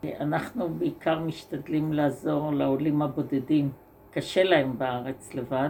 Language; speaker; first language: Hebrew; native; Hebrew